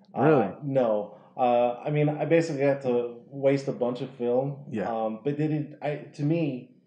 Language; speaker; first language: English; native; English